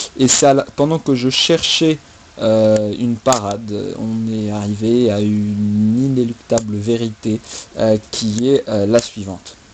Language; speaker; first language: French; native; French